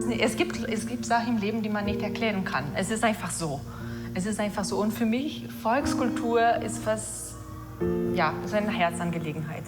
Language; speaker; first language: German; non-native, fluent; Portuguese